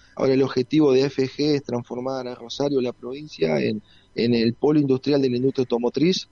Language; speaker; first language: Spanish; native; Spanish